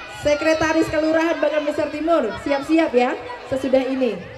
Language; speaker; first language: Malay; native; Malay